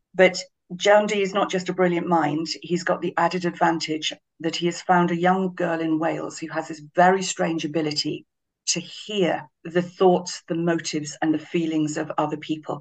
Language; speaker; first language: English; native; English